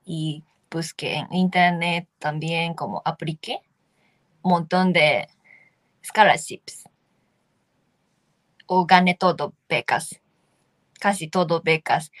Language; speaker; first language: Spanish; non-native, learner; Japanese